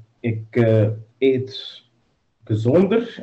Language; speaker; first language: Dutch; non-native, learner; English